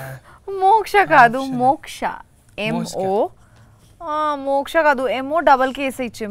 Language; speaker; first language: Telugu; non-native, learner; Bangla